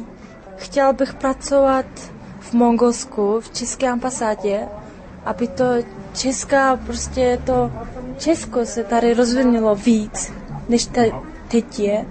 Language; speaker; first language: Czech; non-native, fluent; Mongolian